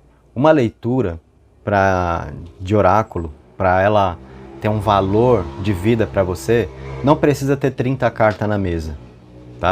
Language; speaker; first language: Portuguese; native; Portuguese